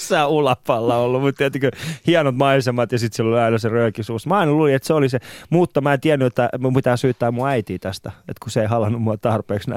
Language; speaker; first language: Finnish; early bilingual, other home language; Persian